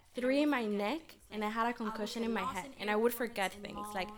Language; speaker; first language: English; early bilingual, other home language; Spanish